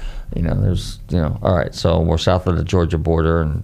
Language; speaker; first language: English; native; English